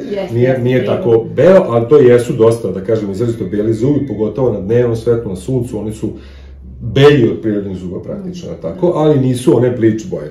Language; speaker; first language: Serbian; native; Serbian